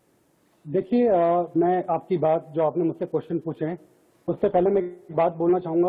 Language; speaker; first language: Hindi; native; Hindi